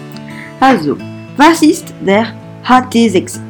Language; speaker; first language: German; non-native, learner; French